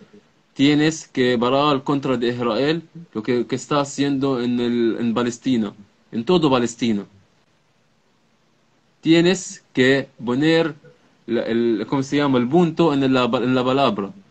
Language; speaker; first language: Spanish; non-native, learner; Arabic